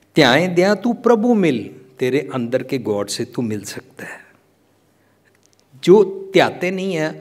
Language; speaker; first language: Hindi; non-native, local second language; Punjabi